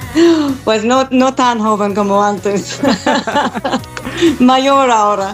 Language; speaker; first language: Spanish; non-native, learner; English